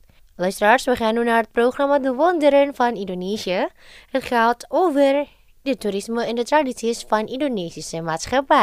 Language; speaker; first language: Dutch; non-native, fluent; Indonesian